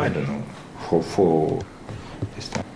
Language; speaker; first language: English; non-native, learner; Russian